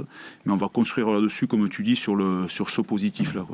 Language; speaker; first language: French; native; French